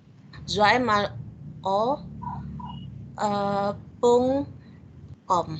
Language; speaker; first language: German; non-native, learner; Indonesian